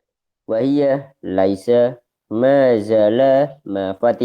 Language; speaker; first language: Arabic; non-native, learner; Indonesian